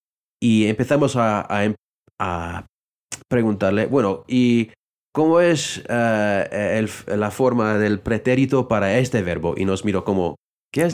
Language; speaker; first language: Spanish; non-native, fluent; English